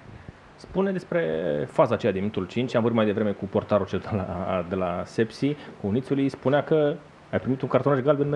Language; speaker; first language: Romanian; native; Romanian